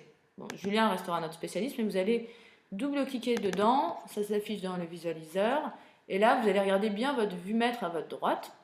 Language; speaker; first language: French; native; French